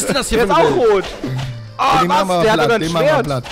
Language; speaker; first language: German; native; German